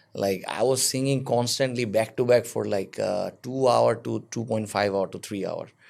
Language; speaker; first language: English; non-native, local second language; Bangla